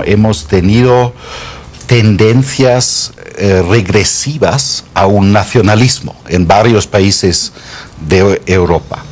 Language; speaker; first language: Spanish; non-native, fluent; German